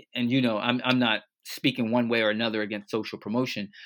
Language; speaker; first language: English; native; English